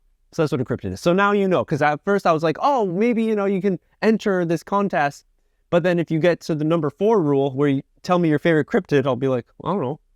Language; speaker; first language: English; native; English